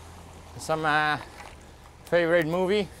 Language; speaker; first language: English; non-native, fluent; Slovak